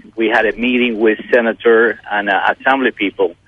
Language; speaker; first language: English; non-native, fluent; Spanish